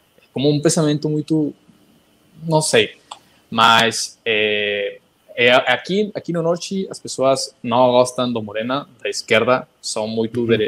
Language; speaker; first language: Portuguese; non-native, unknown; Spanish